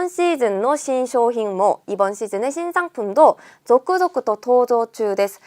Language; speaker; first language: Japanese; non-native, fluent; Korean